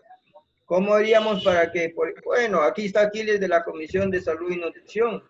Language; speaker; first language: Spanish; native; Spanish